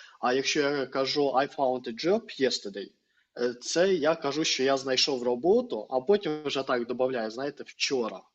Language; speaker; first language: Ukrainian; non-native, local second language; Russian